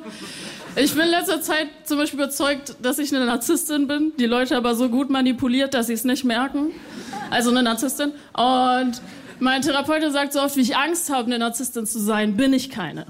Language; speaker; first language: German; early bilingual, other home language; Spanish